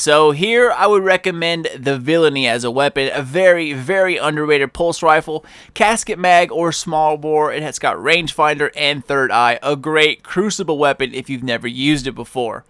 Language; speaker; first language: English; native; English